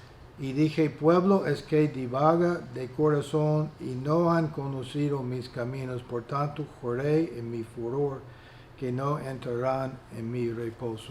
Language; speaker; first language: Spanish; non-native, fluent; English